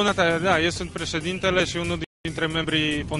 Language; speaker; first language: Romanian; non-native, fluent; Polish